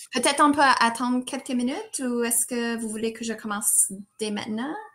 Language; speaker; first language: French; non-native, fluent; English